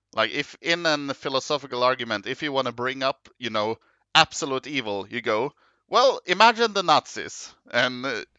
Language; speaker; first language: English; non-native, fluent; Norwegian